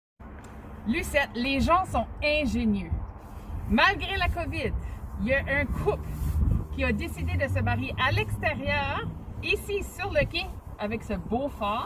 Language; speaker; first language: French; native; French